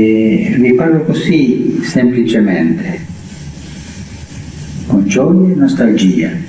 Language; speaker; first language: Italian; early bilingual, heritage; Spanish